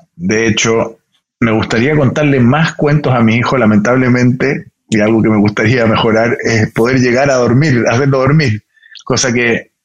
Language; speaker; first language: Spanish; native; Spanish